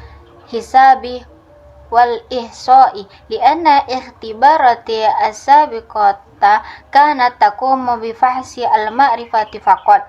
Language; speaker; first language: Arabic; non-native, fluent; Indonesian